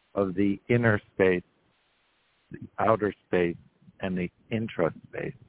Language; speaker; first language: English; native; English